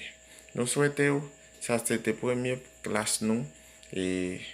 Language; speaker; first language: French; non-native, learner; Haitian Creole